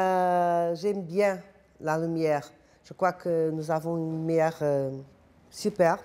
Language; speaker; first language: French; non-native, fluent; Portuguese